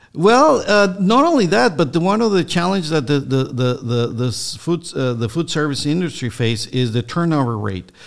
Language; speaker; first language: English; non-native, fluent; Spanish